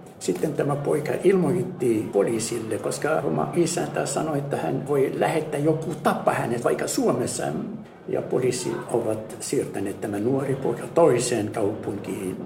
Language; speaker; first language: Finnish; non-native, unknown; Arabic